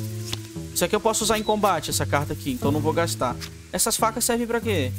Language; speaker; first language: Portuguese; native; Portuguese